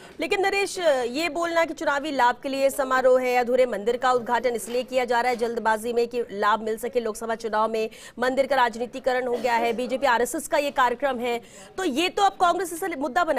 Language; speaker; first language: Hindi; native; Hindi